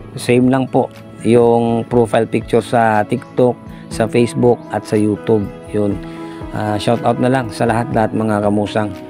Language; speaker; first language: Filipino; non-native, local second language; Hiligaynon